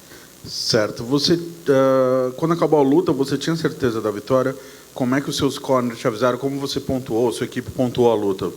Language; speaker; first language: Portuguese; native; Portuguese